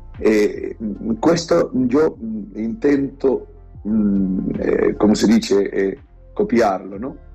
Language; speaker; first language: Italian; non-native, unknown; Romanian